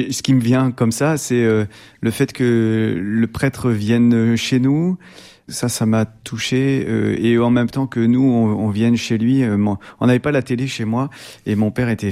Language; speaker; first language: French; native; French